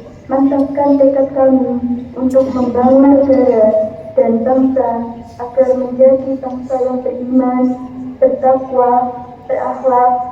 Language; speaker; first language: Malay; non-native, local second language; Javanese